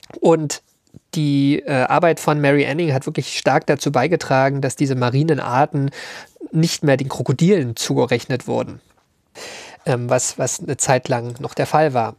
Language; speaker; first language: German; native; German